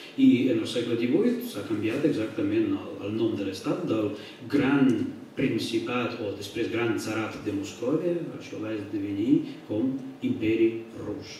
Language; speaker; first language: Catalan; non-native, fluent; Russian